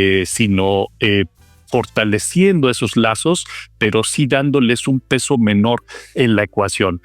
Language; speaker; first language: Spanish; native; Spanish